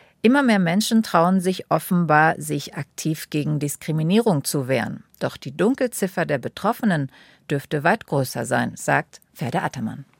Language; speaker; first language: German; native; German